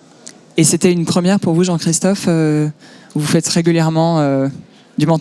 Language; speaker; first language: French; native; French